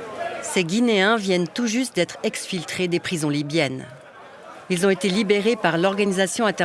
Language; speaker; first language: French; native; French